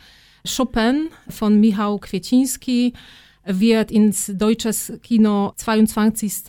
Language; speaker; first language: German; non-native, fluent; Polish